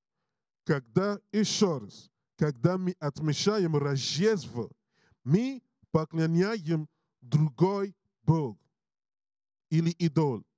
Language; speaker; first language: Russian; non-native, learner; English